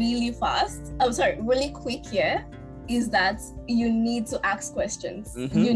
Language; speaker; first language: English; non-native, local second language; Yoruba